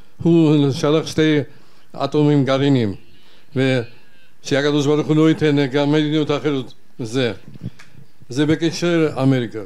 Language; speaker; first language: Hebrew; non-native, fluent; Georgian